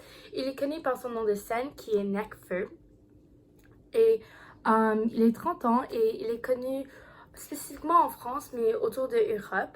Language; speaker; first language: French; non-native, learner; English